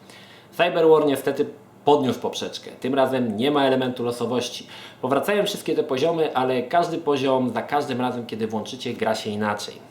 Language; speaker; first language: Polish; native; Polish